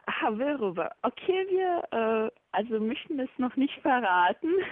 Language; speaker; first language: German; non-native, learner; Bosnian